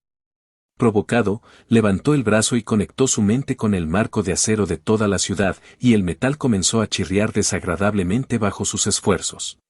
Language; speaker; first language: Spanish; native; Spanish